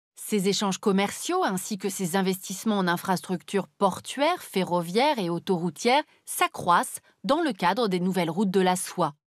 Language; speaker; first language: French; native; French